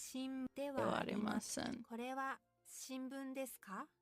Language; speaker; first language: Japanese; non-native, learner; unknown